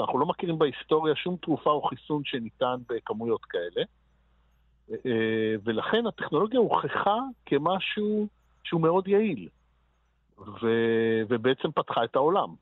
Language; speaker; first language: Hebrew; native; Hebrew